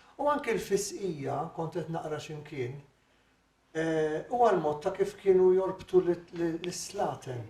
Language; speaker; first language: Maltese; native; Maltese